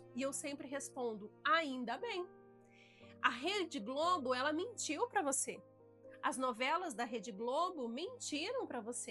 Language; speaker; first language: Portuguese; native; Portuguese